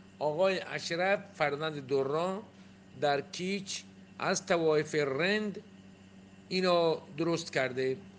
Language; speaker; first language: Persian; non-native, local second language; Baluchi